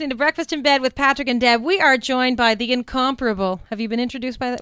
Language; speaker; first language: English; native; English